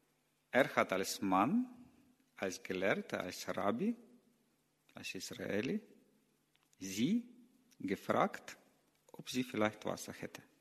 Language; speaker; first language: German; non-native, learner; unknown